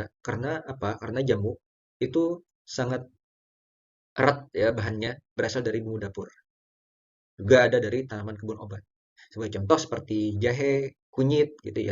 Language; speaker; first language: Indonesian; native; Indonesian